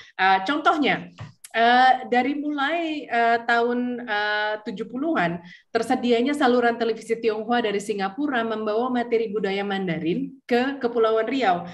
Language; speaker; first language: Indonesian; early bilingual, heritage; Indonesian